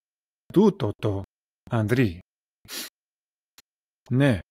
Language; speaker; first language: Greek; non-native, learner; English